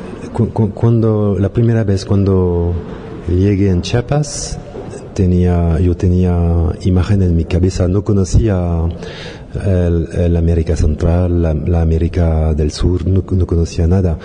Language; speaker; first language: Spanish; non-native, learner; French